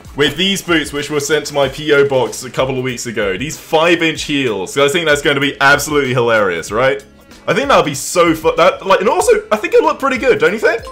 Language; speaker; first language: English; native; English